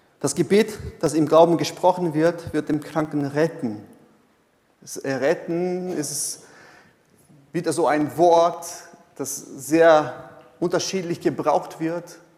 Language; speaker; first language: German; non-native, fluent; Portuguese